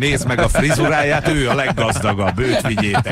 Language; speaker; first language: Hungarian; native; Hungarian